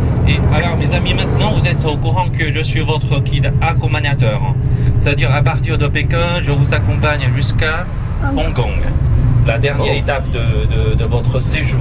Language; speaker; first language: French; non-native, fluent; Chinese